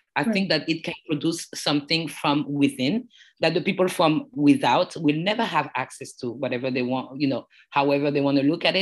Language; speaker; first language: English; non-native, fluent; French